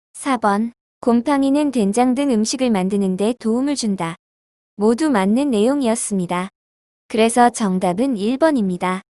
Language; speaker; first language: Korean; native; Korean